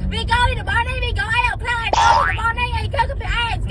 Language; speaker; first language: English; non-native, learner; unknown